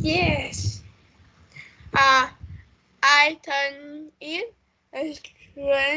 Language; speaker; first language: English; non-native, learner; Vietnamese